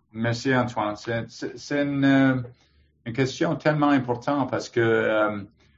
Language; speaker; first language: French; non-native, learner; English